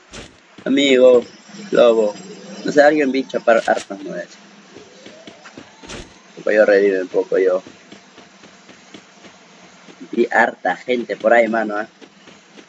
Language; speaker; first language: Spanish; native; Spanish